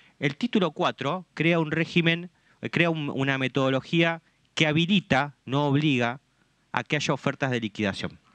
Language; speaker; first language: Spanish; native; Spanish